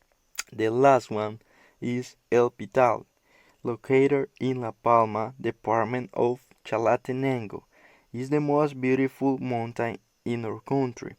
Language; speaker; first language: English; non-native, learner; Spanish